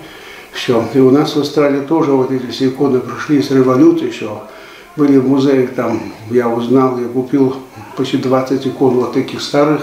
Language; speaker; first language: Russian; early bilingual, heritage; Russian